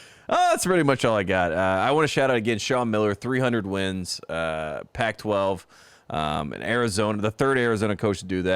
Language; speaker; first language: English; native; English